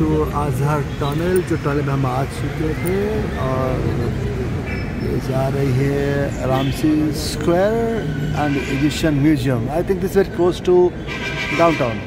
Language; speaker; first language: Hindi; native; Hindi